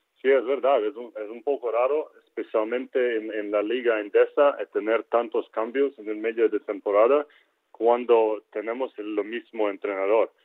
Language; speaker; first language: Spanish; non-native, learner; Ukrainian